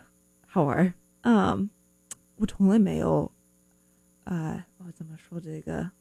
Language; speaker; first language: Chinese; non-native, learner; English